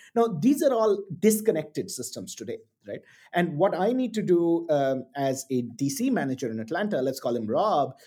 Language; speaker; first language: English; non-native, local second language; Tamil